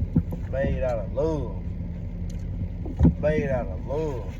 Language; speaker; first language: English; native; English